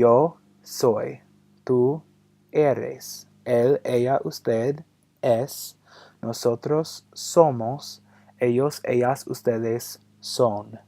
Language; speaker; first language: Spanish; non-native, fluent; English